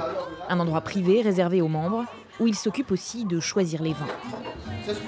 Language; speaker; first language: French; native; French